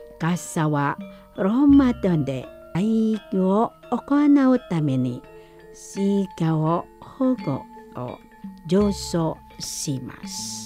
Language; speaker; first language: Japanese; non-native, fluent; Indonesian